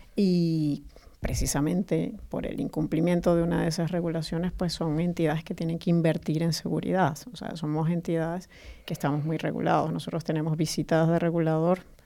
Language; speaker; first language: Spanish; native; Spanish